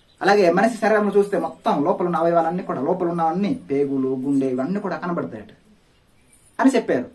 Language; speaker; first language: Telugu; non-native, local second language; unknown